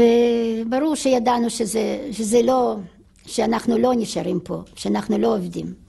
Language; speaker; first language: Hebrew; non-native, fluent; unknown